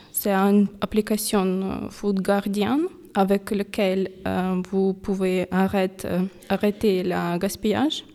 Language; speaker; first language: French; non-native, learner; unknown